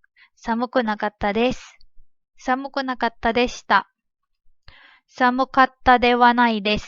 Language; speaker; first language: Japanese; non-native, fluent; Filipino